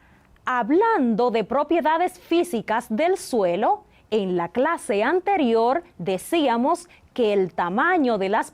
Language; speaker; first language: Spanish; native; Spanish